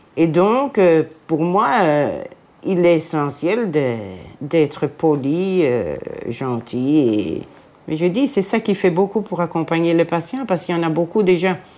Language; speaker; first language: French; native; French